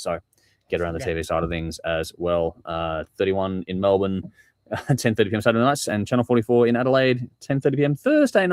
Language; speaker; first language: English; native; English